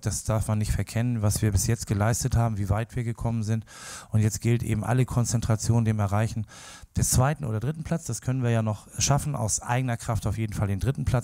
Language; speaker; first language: German; native; German